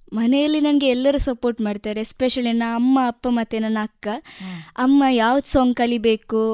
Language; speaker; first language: Kannada; non-native, local second language; Tulu